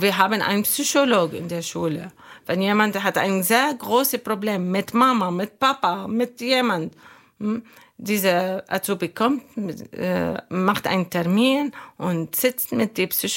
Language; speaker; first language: German; non-native, learner; Arabic